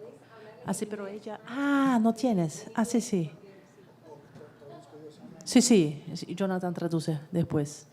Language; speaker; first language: Spanish; non-native, fluent; French